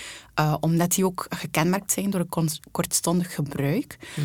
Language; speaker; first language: Dutch; native; Dutch